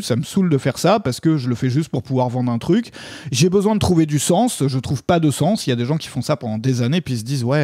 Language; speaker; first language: French; native; French